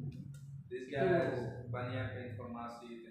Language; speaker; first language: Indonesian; non-native, learner; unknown